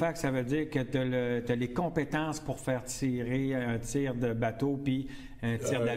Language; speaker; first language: French; native; French